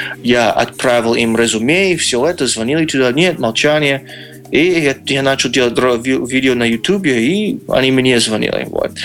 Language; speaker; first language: Russian; non-native, fluent; English